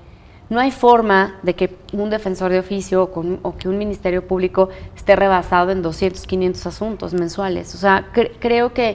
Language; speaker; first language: Spanish; native; Spanish